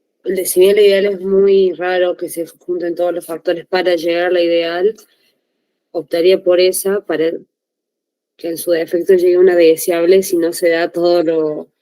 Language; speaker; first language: Spanish; native; Spanish